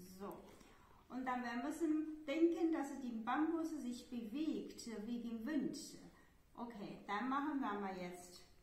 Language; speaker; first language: German; non-native, learner; Chinese